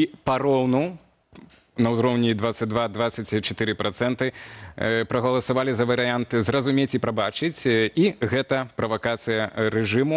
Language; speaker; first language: Belarusian; native; Belarusian